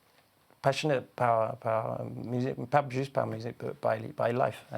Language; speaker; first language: French; non-native, learner; English